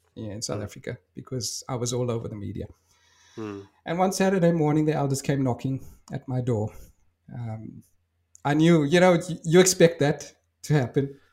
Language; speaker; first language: English; native; English